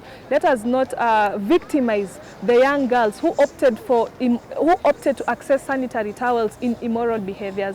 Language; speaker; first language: English; non-native, local second language; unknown